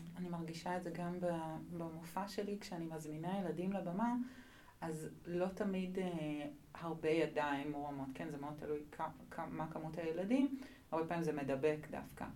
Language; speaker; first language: Hebrew; native; Hebrew